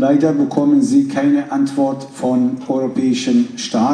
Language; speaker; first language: German; non-native, fluent; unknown